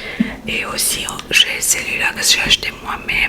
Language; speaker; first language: French; non-native, learner; Spanish